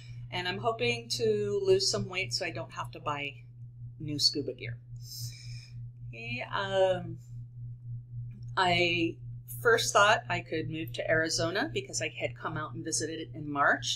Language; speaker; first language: English; native; English